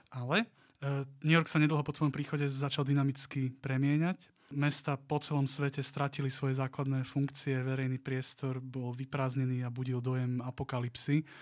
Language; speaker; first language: Slovak; native; Slovak